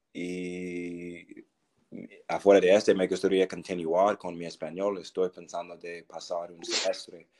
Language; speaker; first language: Spanish; non-native, learner; English